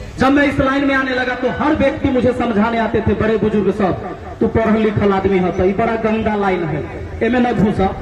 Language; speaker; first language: Hindi; native; Hindi